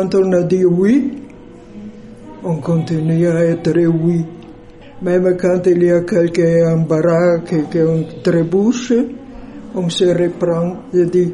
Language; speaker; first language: French; non-native, fluent; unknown